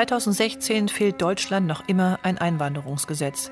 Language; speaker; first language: German; native; German